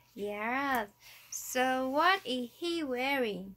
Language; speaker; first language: English; non-native, learner; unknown